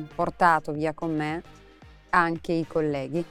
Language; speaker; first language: Italian; non-native, fluent; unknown